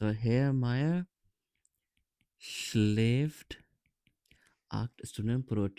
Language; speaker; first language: German; non-native, fluent; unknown